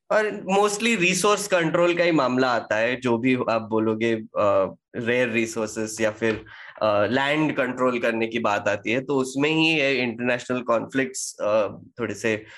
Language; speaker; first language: Hindi; native; Hindi